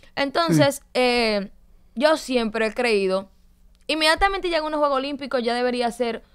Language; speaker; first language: Spanish; native; Spanish